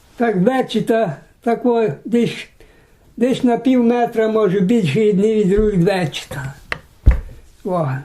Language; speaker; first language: Ukrainian; native; Ukrainian